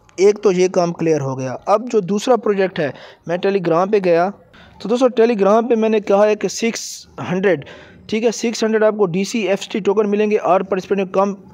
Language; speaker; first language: Urdu; native; Urdu